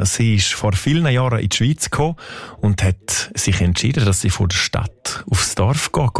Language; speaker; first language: German; native; German